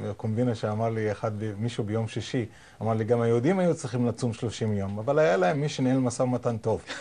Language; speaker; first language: Hebrew; non-native, local second language; Arabic